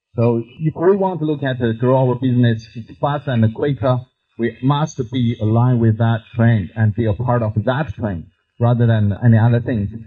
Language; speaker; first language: English; non-native, fluent; Chinese